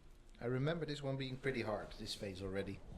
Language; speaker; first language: English; non-native, fluent; Dutch